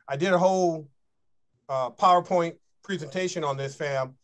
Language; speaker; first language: English; native; English